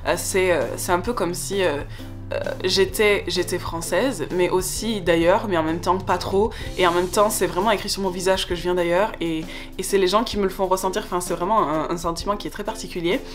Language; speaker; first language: French; native; French